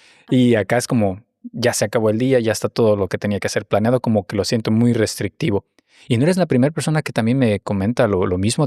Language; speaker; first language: Spanish; native; Spanish